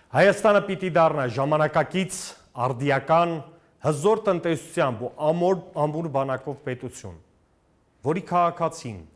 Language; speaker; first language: Armenian; native; Armenian